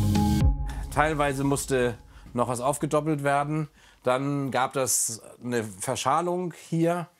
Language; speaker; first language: German; native; German